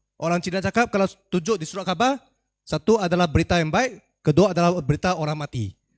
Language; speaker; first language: Malay; non-native, local second language; Chinese